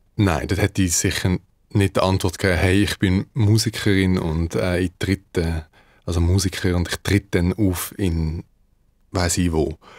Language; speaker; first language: German; early bilingual, other home language; Dutch